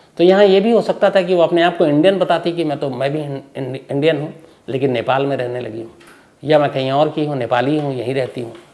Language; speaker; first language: Hindi; native; Hindi